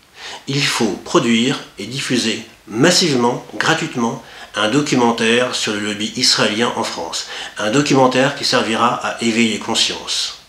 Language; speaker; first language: French; native; French